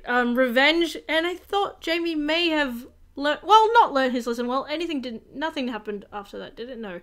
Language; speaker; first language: English; native; English